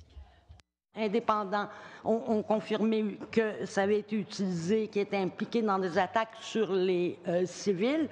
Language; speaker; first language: French; native; French